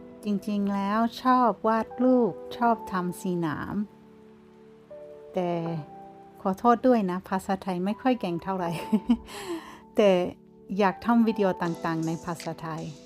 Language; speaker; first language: Thai; non-native, fluent; English